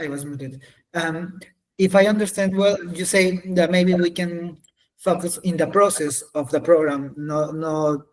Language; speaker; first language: English; non-native, learner; Spanish